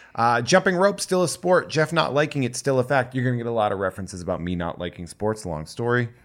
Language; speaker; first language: English; native; English